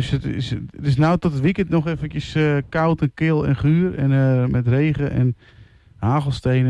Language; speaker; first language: Dutch; native; Dutch